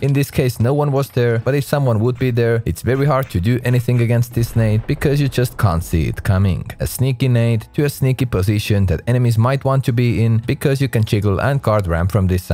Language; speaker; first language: English; non-native, fluent; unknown